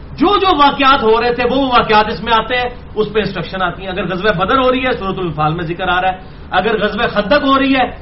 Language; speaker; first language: Urdu; non-native, local second language; Punjabi